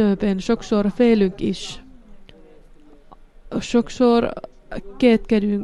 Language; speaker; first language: Hungarian; non-native, learner; Finnish